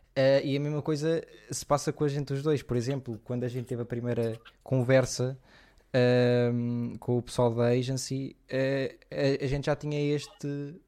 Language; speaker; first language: Portuguese; native; Portuguese